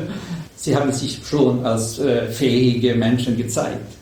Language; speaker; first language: German; non-native, learner; Swedish